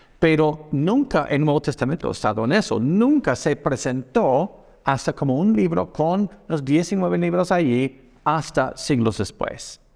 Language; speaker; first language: Spanish; non-native, fluent; English